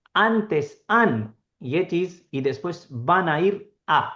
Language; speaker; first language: Spanish; non-native, fluent; Urdu